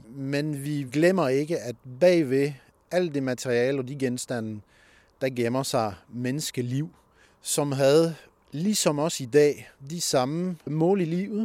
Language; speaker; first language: Danish; non-native, fluent; French